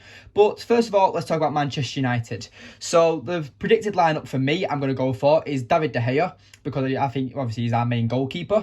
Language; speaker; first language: English; native; English